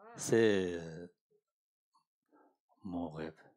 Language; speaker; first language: French; non-native, learner; Tibetan